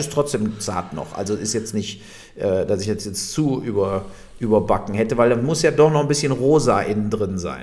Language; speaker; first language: German; native; German